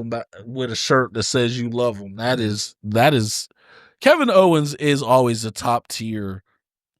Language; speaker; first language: English; native; English